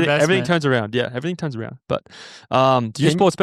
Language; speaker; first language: English; native; English